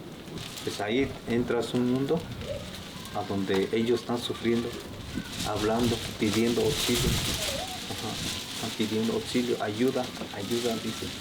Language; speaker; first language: Spanish; native; Spanish